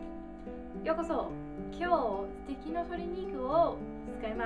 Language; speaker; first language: Japanese; non-native, learner; English